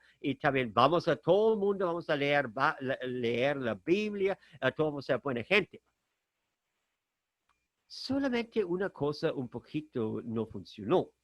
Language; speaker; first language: Spanish; non-native, fluent; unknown